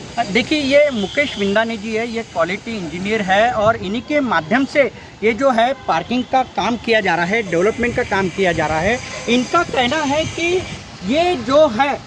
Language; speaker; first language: Hindi; non-native, local second language; Marathi